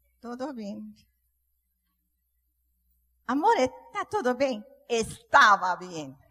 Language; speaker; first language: Spanish; non-native, learner; Portuguese